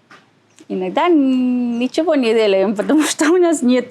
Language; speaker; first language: Russian; non-native, learner; Spanish